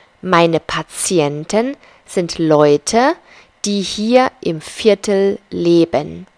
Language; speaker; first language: German; non-native, fluent; Spanish